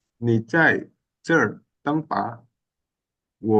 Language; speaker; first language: Chinese; non-native, learner; Indonesian